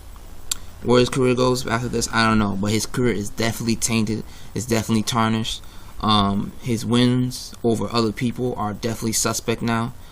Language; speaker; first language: English; native; English